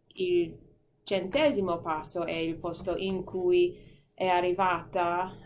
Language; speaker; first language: Italian; non-native, fluent; English